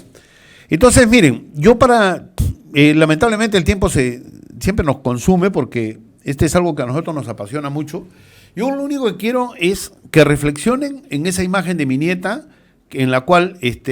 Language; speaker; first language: Spanish; native; Spanish